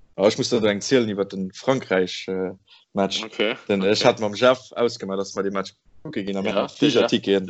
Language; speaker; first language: Luxembourgish; native; Luxembourgish